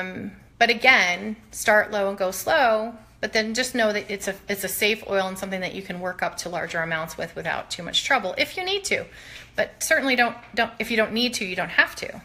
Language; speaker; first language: English; native; English